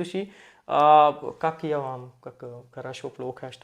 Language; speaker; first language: Russian; non-native, learner; Hindi